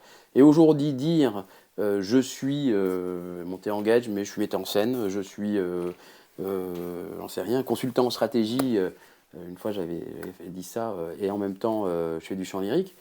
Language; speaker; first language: French; native; French